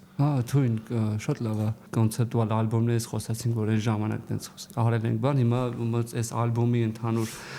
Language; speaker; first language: Armenian; native; Armenian